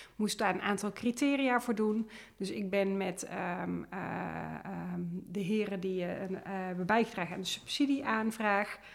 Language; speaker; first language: Dutch; native; Dutch